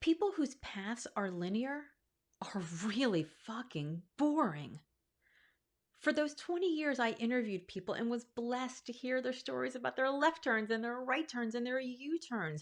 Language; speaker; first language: English; native; English